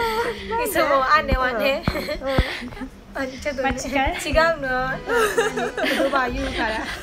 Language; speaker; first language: Japanese; non-native, learner; Burmese